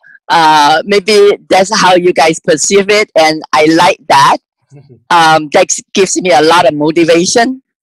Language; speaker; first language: English; non-native, local second language; Cantonese